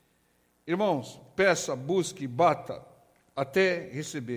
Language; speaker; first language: Portuguese; native; Portuguese